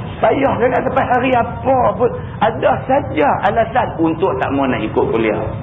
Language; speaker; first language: Malay; native; Malay